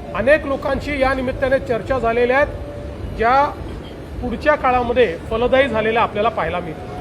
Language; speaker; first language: Marathi; native; Marathi